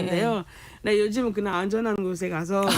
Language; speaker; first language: Korean; non-native, fluent; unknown